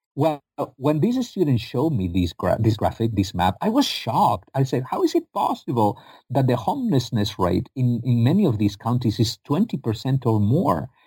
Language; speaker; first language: English; non-native, fluent; Spanish